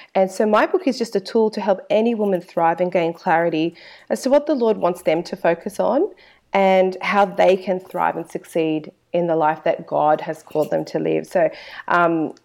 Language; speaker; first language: English; native; English